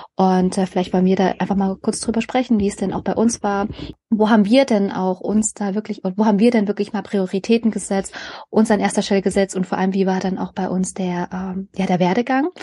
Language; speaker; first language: German; early bilingual, other home language; Vietnamese